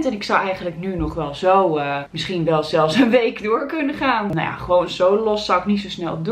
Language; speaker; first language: Dutch; native; Dutch